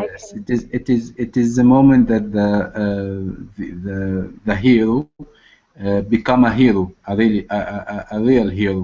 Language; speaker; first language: English; non-native, learner; Arabic